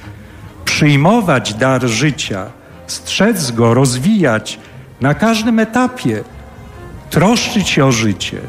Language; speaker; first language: Polish; native; Polish